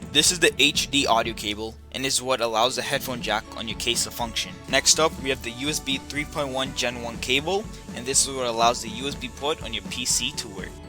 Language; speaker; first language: English; native; English